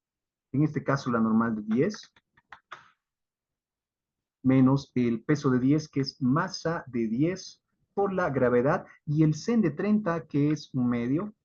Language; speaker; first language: Spanish; native; Spanish